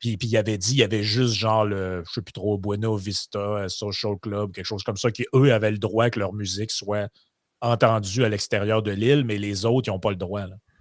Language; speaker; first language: French; native; French